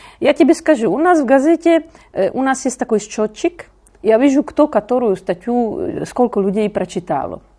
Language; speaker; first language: Russian; non-native, fluent; Czech